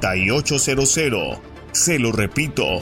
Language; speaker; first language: Spanish; native; Spanish